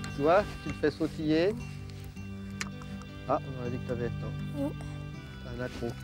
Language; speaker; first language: French; native; French